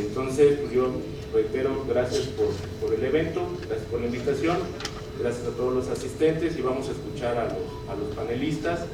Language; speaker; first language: Spanish; native; Spanish